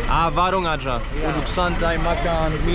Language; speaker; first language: Indonesian; non-native, learner; German